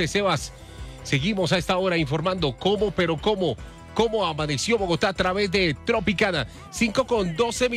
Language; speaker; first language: Spanish; native; Spanish